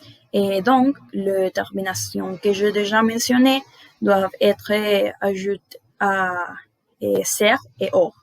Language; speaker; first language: French; non-native, learner; Spanish